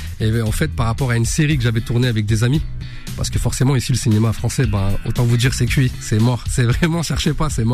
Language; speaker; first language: French; early bilingual, other home language; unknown